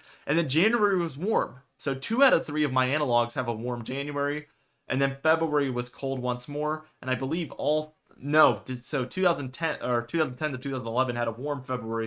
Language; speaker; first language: English; native; English